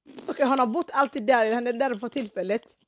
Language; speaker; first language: Swedish; non-native, fluent; Somali